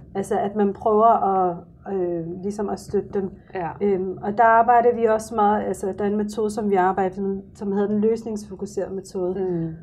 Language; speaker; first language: Danish; early bilingual, other home language; Arabic